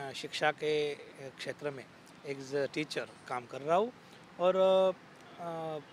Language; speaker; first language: Hindi; non-native, local second language; Gujarati